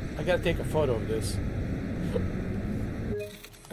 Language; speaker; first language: English; native; English